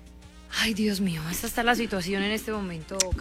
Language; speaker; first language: Spanish; native; Spanish